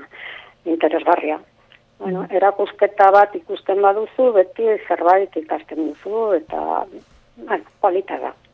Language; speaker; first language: Basque; non-native, local second language; Spanish